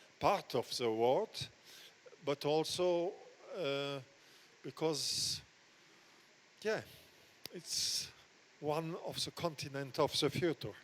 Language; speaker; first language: English; non-native, fluent; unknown